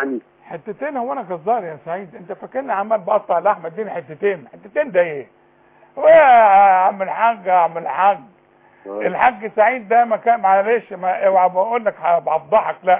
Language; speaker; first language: Arabic; native; Arabic